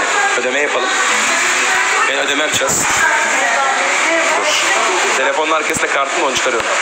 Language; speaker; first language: Turkish; native; Turkish